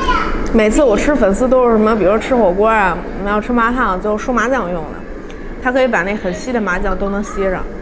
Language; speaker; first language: Chinese; native; Chinese